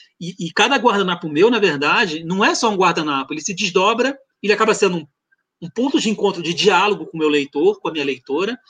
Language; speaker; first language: Portuguese; early bilingual, other home language; French